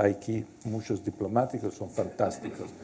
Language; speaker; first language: Spanish; non-native, fluent; Italian